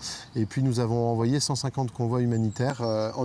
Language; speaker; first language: French; native; French